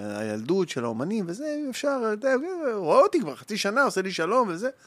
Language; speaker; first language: Hebrew; native; Hebrew